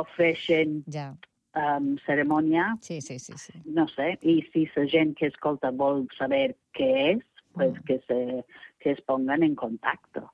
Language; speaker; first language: Catalan; non-native, fluent; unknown